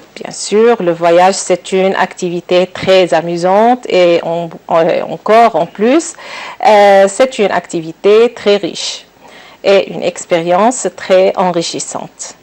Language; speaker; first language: French; non-native, local second language; Arabic